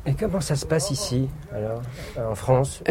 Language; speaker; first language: French; native; French